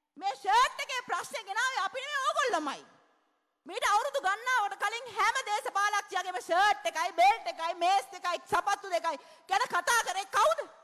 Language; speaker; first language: Sinhala; native; Sinhala